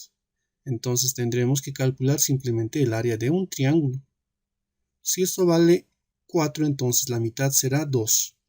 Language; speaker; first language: Spanish; native; Spanish